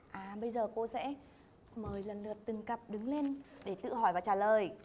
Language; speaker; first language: Vietnamese; native; Vietnamese